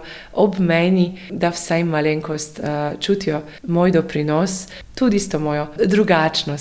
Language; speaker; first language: Slovenian; non-native, fluent; Polish